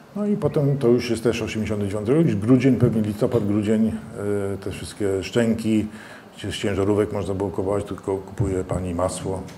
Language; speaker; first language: Polish; early bilingual, heritage; Polish